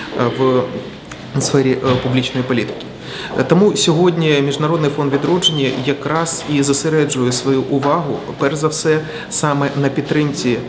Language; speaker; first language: Ukrainian; native; Ukrainian